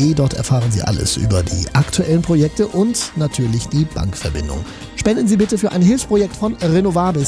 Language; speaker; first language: German; native; German